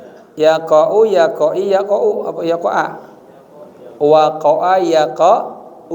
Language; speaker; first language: Arabic; non-native, fluent; Indonesian